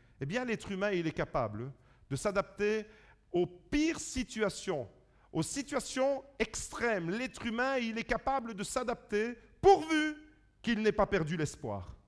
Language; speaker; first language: French; early bilingual, other home language; Italian